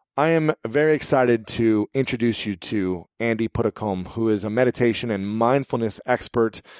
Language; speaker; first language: English; native; English